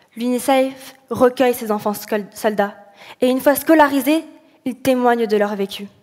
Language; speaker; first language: French; early bilingual, other home language; Arabic